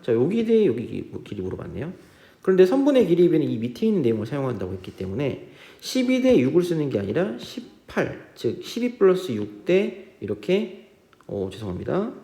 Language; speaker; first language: Korean; native; Korean